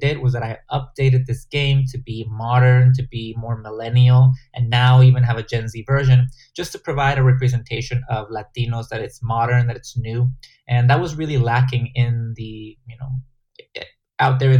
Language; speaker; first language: English; non-native, fluent; Spanish